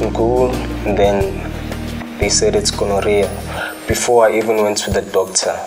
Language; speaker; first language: English; non-native, local second language; Zulu